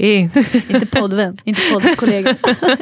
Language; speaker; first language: Swedish; native; Swedish